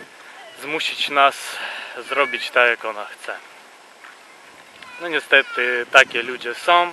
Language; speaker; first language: Polish; non-native, fluent; Russian